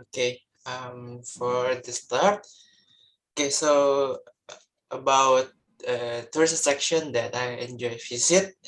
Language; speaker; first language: English; non-native, learner; Indonesian